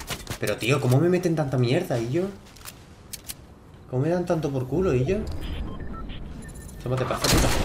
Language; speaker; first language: Spanish; native; Spanish